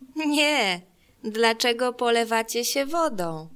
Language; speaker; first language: Polish; non-native, fluent; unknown